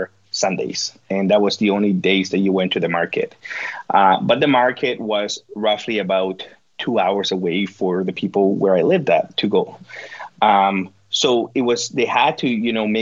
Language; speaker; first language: English; non-native, fluent; Spanish